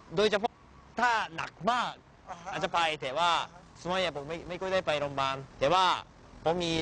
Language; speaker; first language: Thai; non-native, fluent; Japanese